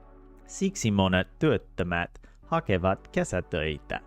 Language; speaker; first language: Finnish; non-native, learner; English